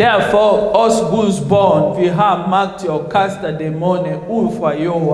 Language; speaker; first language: Danish; non-native, fluent; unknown